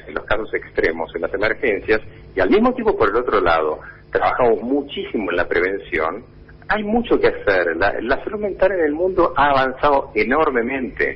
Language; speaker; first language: Spanish; native; Spanish